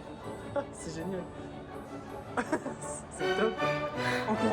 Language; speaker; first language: French; native; French